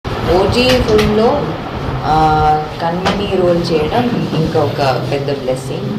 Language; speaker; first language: Telugu; non-native, local second language; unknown